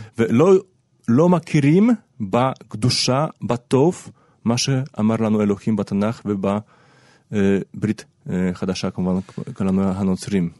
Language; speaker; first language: Hebrew; non-native, fluent; Polish